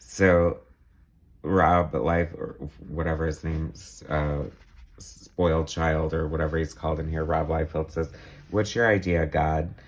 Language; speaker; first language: English; native; English